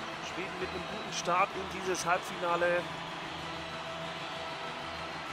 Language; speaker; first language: German; native; German